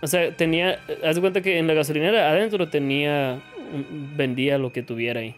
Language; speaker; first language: Spanish; early bilingual, heritage; Spanish